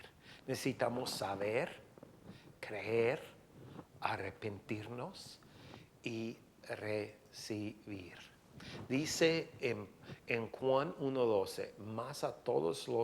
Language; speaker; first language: Spanish; non-native, fluent; English